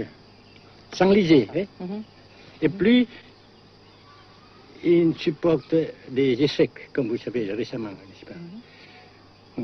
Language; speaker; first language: French; non-native, local second language; Vietnamese